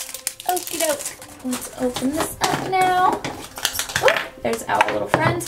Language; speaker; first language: English; native; English